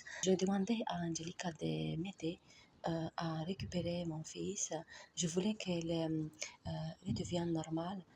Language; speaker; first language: French; non-native, learner; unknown